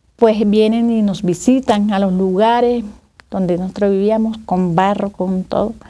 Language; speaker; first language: Spanish; native; Spanish